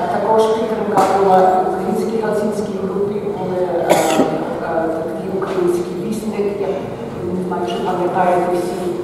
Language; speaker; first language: Ukrainian; early bilingual, heritage; Ukrainian